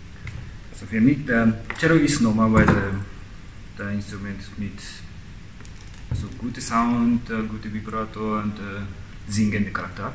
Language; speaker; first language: German; non-native, fluent; Japanese